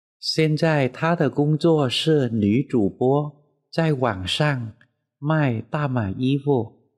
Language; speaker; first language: Chinese; non-native, fluent; Vietnamese